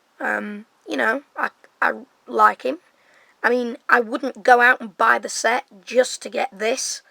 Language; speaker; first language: English; native; English